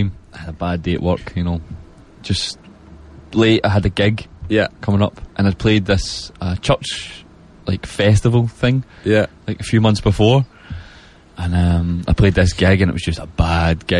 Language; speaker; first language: English; native; English